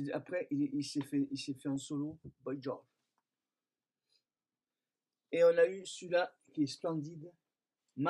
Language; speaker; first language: French; native; French